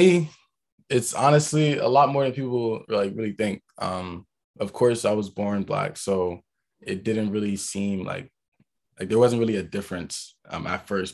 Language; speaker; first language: English; native; English